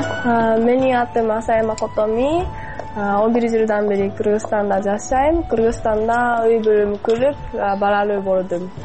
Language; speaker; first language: Kyrgyz; non-native, fluent; Japanese